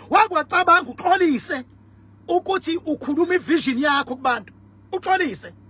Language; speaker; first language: Zulu; native; Zulu